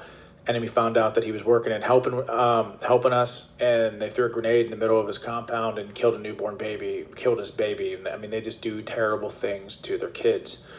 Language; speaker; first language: English; native; English